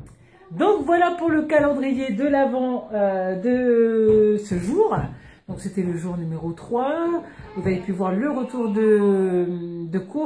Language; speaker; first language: French; native; French